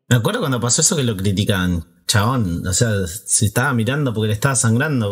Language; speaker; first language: Spanish; native; Spanish